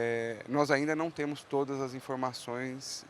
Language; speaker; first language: Portuguese; native; Portuguese